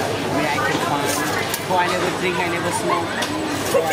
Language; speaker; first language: English; non-native, learner; Khmer